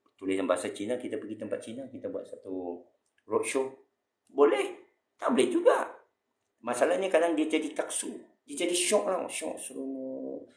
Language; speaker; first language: Malay; non-native, local second language; Chinese